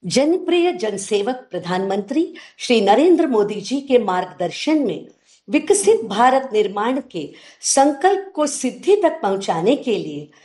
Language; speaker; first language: Hindi; native; Hindi